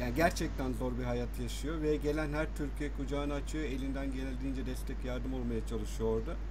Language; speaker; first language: Turkish; native; Turkish